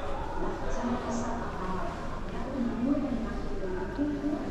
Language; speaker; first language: Spanish; native; Spanish